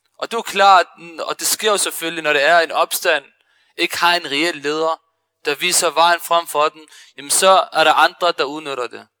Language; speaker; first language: Danish; early bilingual, other home language; Arabic